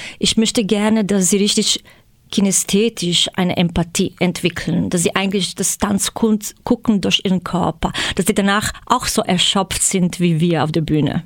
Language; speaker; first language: German; non-native, fluent; Croatian